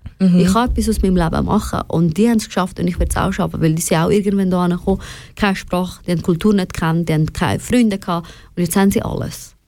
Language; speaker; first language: German; early bilingual, other home language; Persian